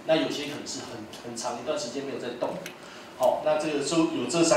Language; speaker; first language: Chinese; native; Chinese